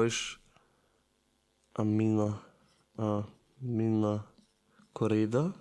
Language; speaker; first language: Portuguese; non-native, learner; Italian